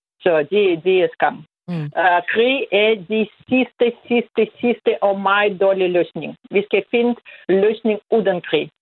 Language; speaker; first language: Danish; non-native, fluent; Russian